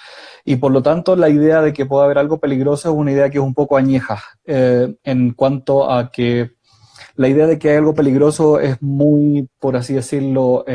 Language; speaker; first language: Spanish; native; Spanish